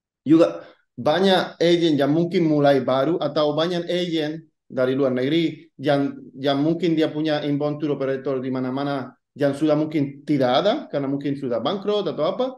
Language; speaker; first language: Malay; non-native, fluent; Spanish